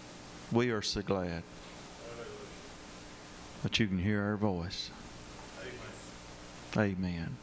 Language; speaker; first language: English; native; English